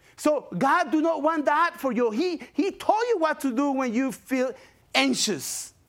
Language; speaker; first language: English; non-native, fluent; Spanish